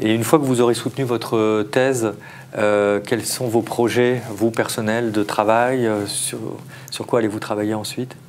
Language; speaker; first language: French; native; French